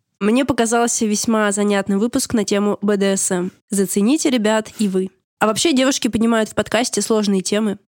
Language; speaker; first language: Russian; native; Russian